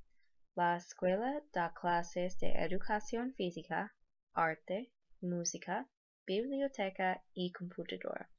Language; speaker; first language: Spanish; non-native, learner; English